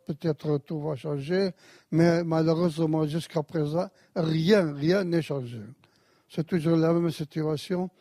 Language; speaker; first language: French; non-native, fluent; Arabic